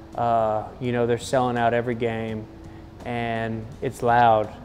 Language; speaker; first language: English; native; English